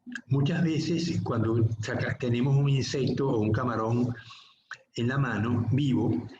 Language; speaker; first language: Spanish; native; Spanish